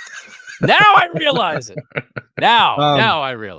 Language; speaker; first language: English; native; English